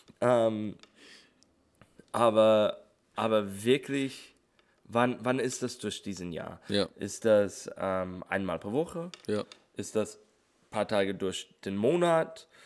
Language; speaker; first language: German; non-native, fluent; English